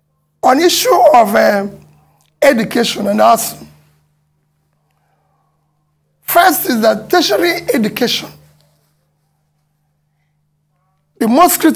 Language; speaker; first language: English; non-native, local second language; Igbo